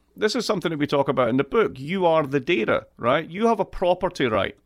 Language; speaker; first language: English; native; English